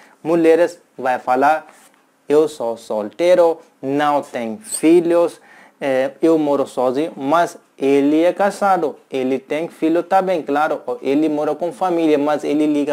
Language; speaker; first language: Portuguese; non-native, learner; Hindi